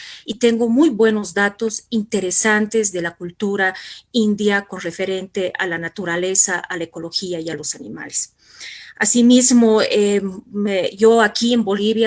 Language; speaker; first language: Spanish; native; Spanish